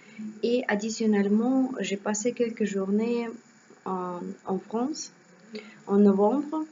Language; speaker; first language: French; non-native, learner; Russian